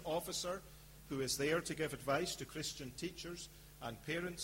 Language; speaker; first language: English; native; English